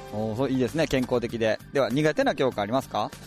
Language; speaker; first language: Japanese; native; Japanese